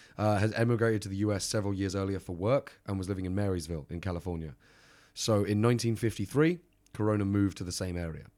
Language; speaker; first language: English; native; English